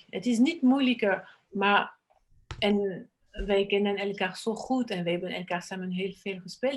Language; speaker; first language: Dutch; non-native, fluent; French